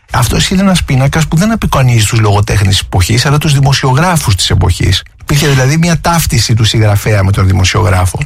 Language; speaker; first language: Greek; native; Greek